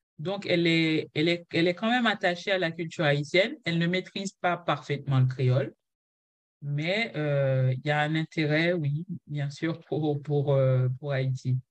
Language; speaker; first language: French; non-native, local second language; Haitian Creole